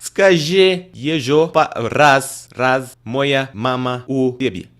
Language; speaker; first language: Russian; non-native, learner; English